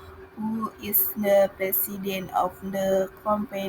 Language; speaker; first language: English; non-native, learner; Indonesian